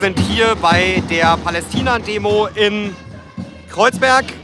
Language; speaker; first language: German; native; German